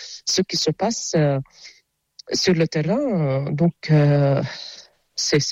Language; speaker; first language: French; non-native, local second language; Arabic